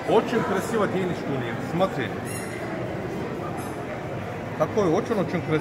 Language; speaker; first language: Russian; non-native, learner; Turkish